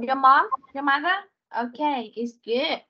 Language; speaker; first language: English; non-native, fluent; Vietnamese